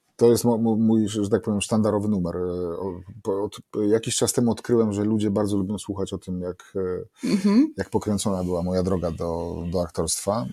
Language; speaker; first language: Polish; native; Polish